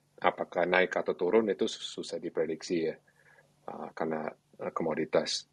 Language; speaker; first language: Indonesian; early bilingual, other home language; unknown